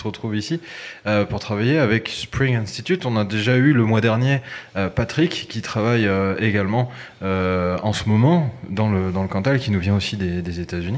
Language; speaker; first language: French; native; French